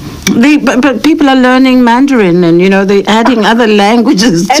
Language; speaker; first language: English; non-native, local second language; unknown